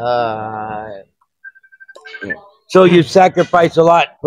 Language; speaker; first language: English; native; English